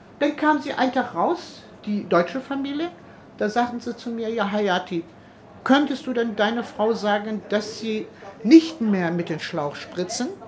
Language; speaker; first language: German; early bilingual, other home language; Turkish